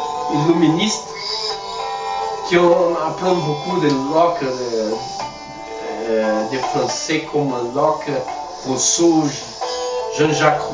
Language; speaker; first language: French; non-native, learner; Spanish